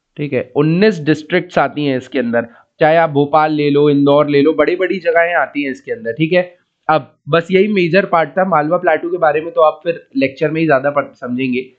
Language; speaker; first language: Hindi; native; Hindi